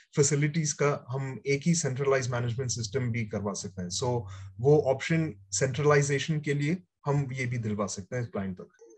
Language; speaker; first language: Hindi; native; Hindi